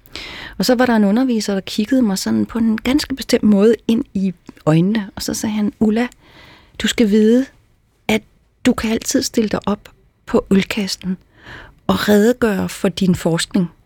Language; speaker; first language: Danish; native; Danish